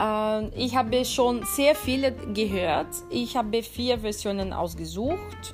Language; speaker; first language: German; non-native, fluent; Portuguese